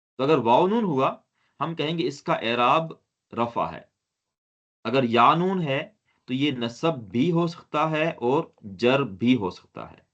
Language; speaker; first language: Urdu; non-native, local second language; Sindhi